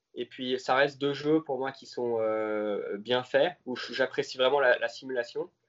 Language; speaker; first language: French; native; French